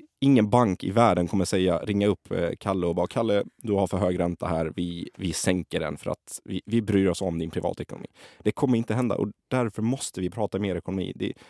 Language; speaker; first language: Swedish; early bilingual, other home language; Arabic